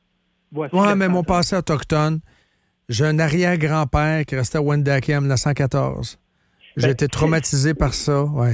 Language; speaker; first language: French; native; French